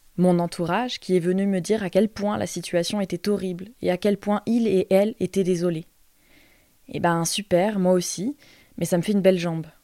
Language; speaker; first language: French; native; French